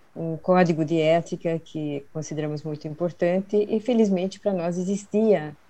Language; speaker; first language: Portuguese; early bilingual, other home language; Swedish